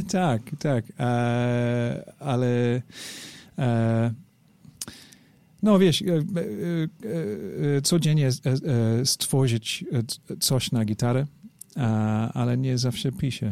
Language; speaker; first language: Polish; non-native, learner; English